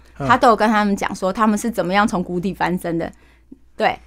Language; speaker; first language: Chinese; native; Chinese